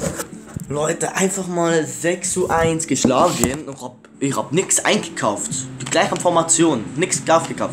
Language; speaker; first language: German; early bilingual, other home language; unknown